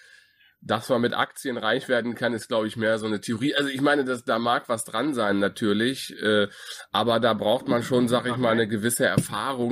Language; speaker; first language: German; native; German